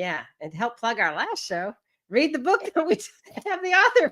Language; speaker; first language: English; native; English